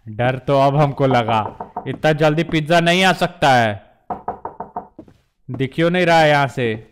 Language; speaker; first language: Hindi; native; Hindi